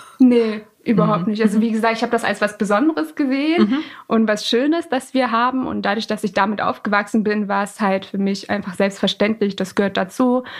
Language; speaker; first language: German; early bilingual, other home language; Persian